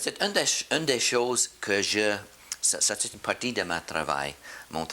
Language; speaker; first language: French; non-native, learner; English